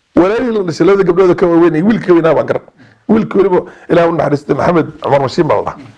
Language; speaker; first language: Somali; native; Somali